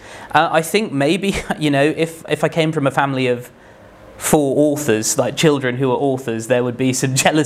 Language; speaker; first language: English; native; English